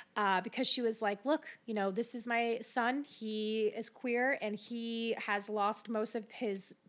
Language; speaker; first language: English; native; English